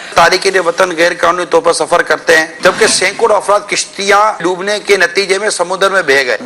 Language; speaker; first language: Urdu; native; Urdu